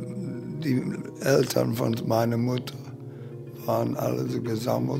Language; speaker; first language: German; early bilingual, heritage; German